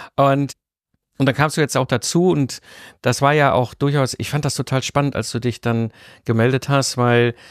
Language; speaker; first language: German; native; German